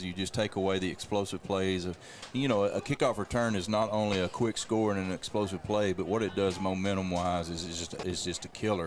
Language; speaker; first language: English; native; English